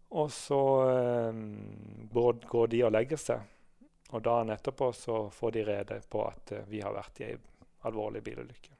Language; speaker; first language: Norwegian; native; Norwegian